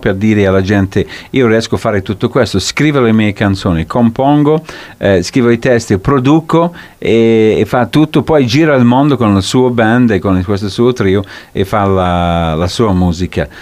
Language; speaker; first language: Italian; non-native, fluent; English